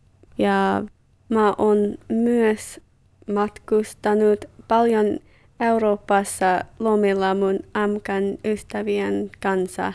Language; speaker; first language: Finnish; non-native, learner; English